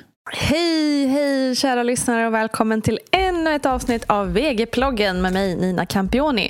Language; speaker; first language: Swedish; native; Swedish